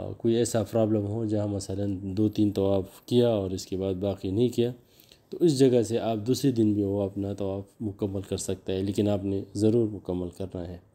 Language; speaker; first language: Urdu; non-native, local second language; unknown